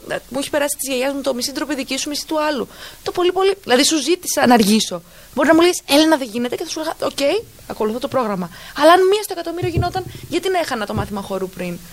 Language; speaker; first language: Greek; early bilingual, heritage; Greek